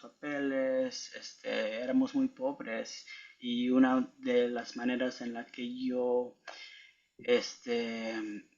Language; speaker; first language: Spanish; early bilingual, heritage; Spanish